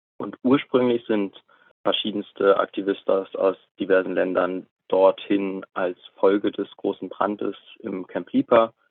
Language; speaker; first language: German; native; German